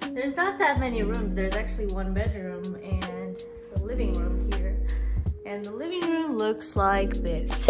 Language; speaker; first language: English; non-native, fluent; Kazakh